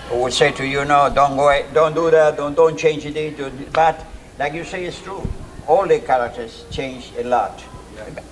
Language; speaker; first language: English; non-native, fluent; Spanish